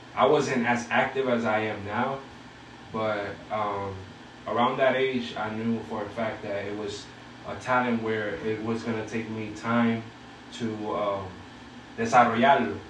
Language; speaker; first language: English; early bilingual, other home language; Spanish